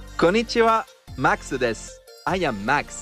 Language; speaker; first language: Japanese; non-native, learner; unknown